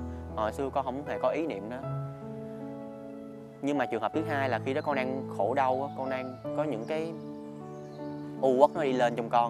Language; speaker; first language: Vietnamese; native; Vietnamese